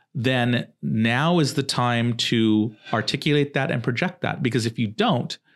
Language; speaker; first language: English; native; English